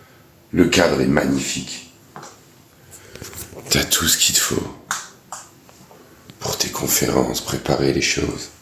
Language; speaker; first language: French; native; French